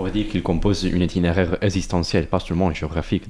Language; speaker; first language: French; non-native, fluent; Italian